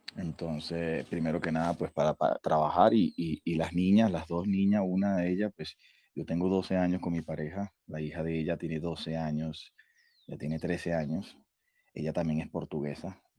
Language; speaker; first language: Spanish; native; Spanish